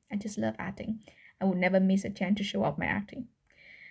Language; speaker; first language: English; non-native, fluent; Vietnamese